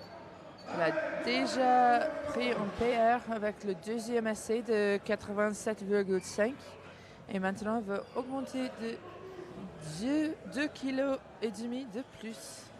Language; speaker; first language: French; non-native, fluent; English